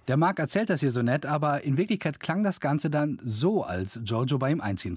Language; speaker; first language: German; native; German